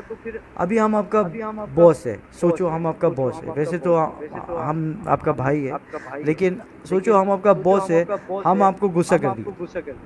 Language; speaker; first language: Hindi; non-native, fluent; Bangla